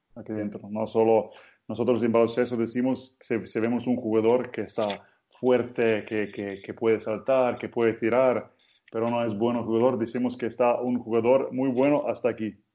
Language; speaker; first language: Spanish; non-native, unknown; Slovenian